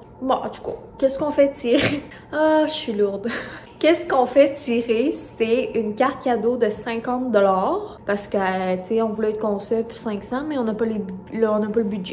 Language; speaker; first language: French; native; French